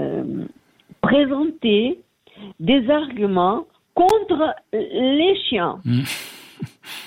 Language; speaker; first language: French; non-native, learner; Portuguese